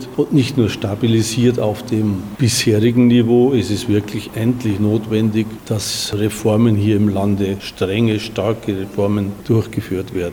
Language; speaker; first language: German; native; German